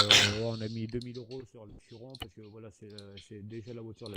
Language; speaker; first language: French; native; French